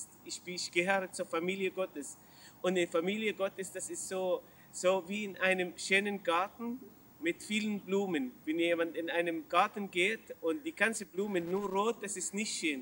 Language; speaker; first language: German; non-native, learner; Arabic